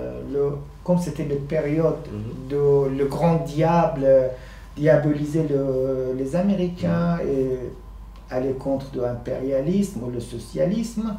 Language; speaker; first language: French; non-native, fluent; Persian